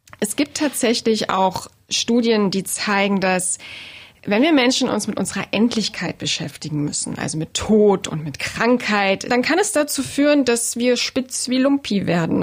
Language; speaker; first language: German; native; German